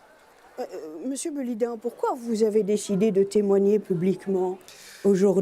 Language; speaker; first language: French; native; French